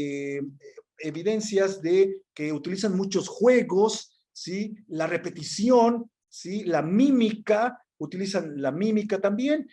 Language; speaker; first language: Spanish; native; Spanish